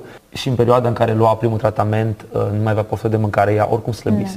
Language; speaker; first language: Romanian; native; Romanian